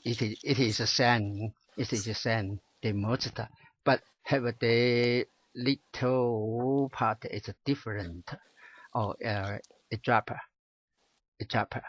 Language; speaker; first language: English; non-native, learner; Chinese